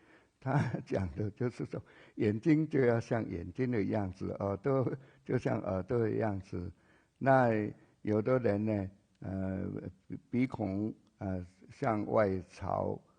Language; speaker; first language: Chinese; native; Chinese